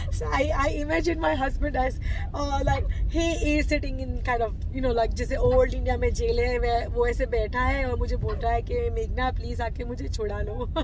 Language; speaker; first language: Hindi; non-native, local second language; Gujarati